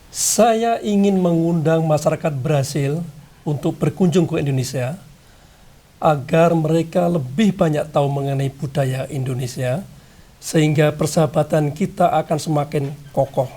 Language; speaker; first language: Indonesian; non-native, local second language; Javanese